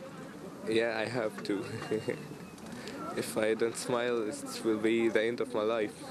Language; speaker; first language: English; non-native, fluent; Arabic